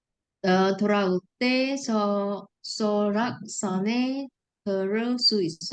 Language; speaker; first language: Korean; non-native, learner; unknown